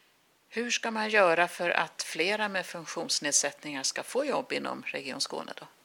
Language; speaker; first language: Swedish; native; Swedish